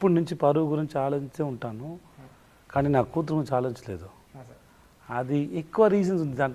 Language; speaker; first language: Telugu; non-native, learner; Tamil